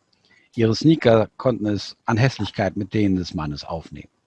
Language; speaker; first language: German; native; German